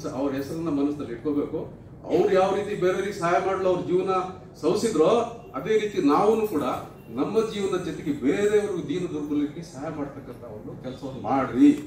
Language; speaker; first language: Kannada; non-native, local second language; Lambadi